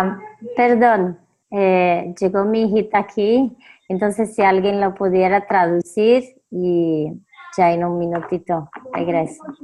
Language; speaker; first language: Spanish; non-native, fluent; Portuguese